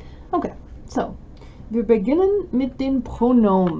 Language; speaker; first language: German; non-native, fluent; English